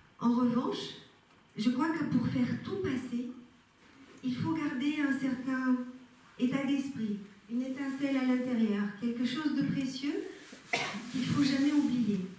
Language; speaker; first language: French; non-native, fluent; Bulgarian